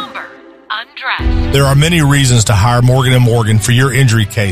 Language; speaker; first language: English; native; English